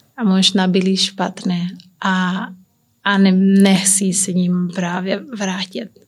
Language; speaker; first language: Czech; non-native, learner; Kabuverdianu